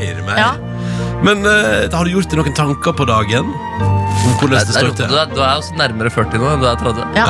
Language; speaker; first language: Norwegian; native; Norwegian